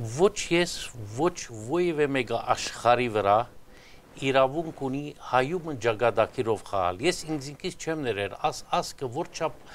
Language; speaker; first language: Armenian; early bilingual, heritage; Armenian